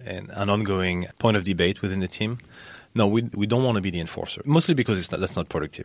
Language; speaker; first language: English; non-native, fluent; French